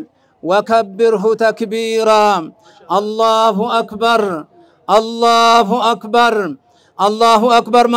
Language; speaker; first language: Arabic; non-native, fluent; Oromo